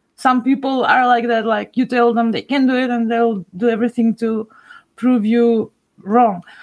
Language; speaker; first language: English; non-native, fluent; Macedonian